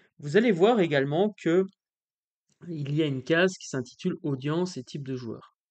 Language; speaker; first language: French; native; French